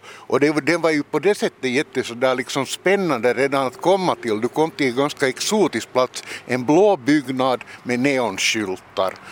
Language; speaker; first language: Swedish; native; Swedish